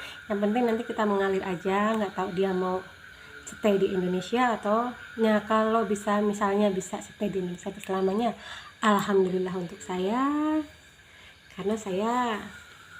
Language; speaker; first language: Indonesian; native; Indonesian